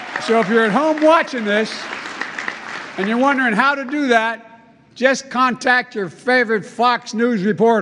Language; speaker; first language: English; native; English